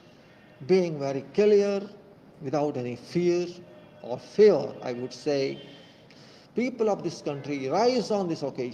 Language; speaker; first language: English; non-native, local second language; Hindi